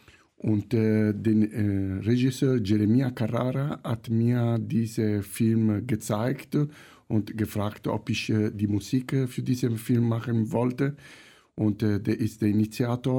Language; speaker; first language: German; non-native, fluent; Italian